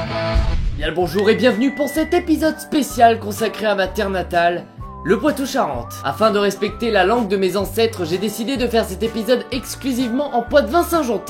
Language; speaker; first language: French; native; French